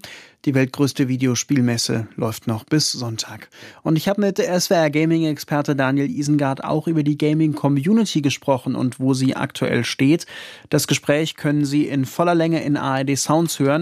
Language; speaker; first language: German; native; German